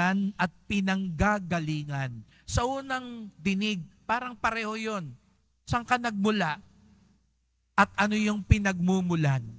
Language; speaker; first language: Filipino; native; Filipino